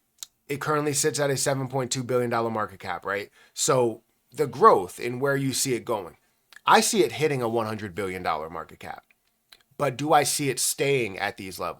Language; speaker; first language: English; native; English